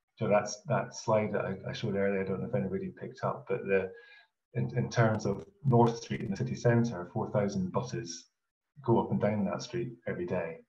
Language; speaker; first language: English; native; English